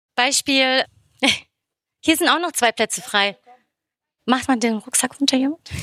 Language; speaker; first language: German; early bilingual, other home language; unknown